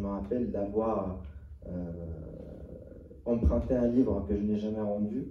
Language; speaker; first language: French; non-native, local second language; Arabic